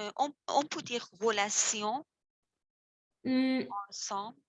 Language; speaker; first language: French; non-native, learner; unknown